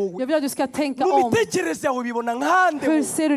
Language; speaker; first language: Swedish; early bilingual, other home language; Kinyarwanda